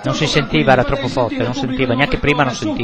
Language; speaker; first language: Italian; native; Italian